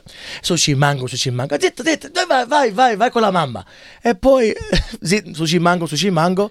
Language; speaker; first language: Italian; early bilingual, heritage; English